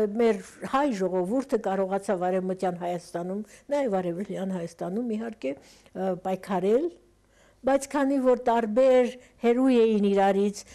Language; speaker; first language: Armenian; early bilingual, heritage; Armenian